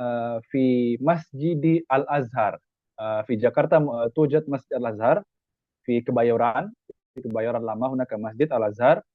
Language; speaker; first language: Arabic; non-native, fluent; Indonesian